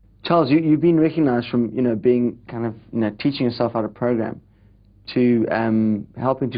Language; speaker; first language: English; native; English